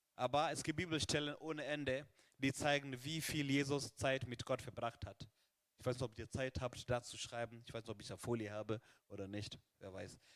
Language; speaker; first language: German; non-native, fluent; Swahili